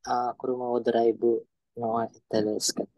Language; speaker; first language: Japanese; non-native, learner; Filipino